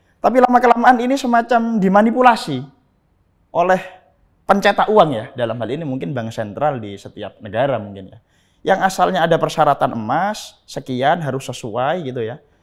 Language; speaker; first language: Indonesian; native; Indonesian